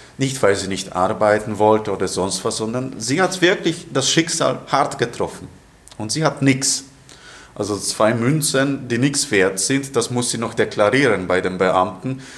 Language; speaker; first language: German; non-native, fluent; Polish